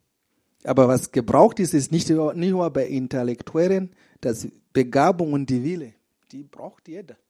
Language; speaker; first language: German; non-native, fluent; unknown